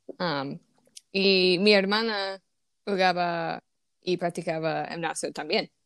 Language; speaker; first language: Spanish; non-native, learner; English